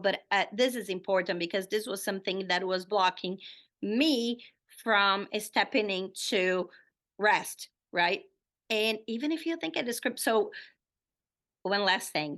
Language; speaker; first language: English; non-native, fluent; Portuguese